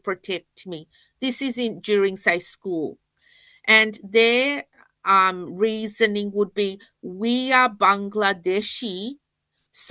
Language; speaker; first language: English; native; English